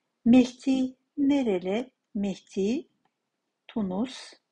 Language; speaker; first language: Turkish; non-native, fluent; Kazakh